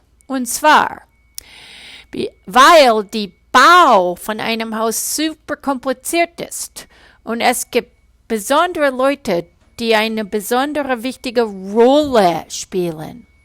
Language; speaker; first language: German; non-native, fluent; English